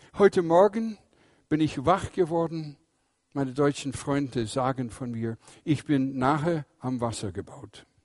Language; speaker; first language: German; non-native, fluent; English